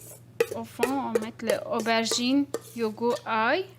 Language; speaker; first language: French; non-native, learner; Turkish